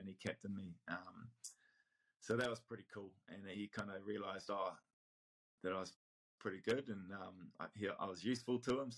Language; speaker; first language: English; native; English